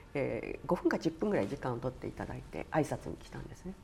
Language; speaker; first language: Japanese; native; Japanese